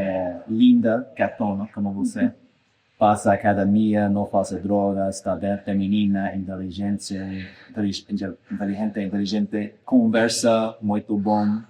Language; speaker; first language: Portuguese; non-native, fluent; English